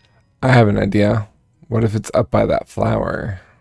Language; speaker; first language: English; native; English